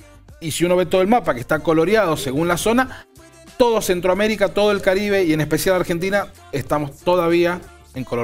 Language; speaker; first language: Spanish; native; Spanish